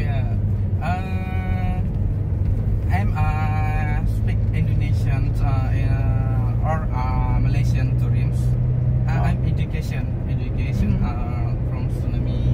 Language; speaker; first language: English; non-native, learner; Indonesian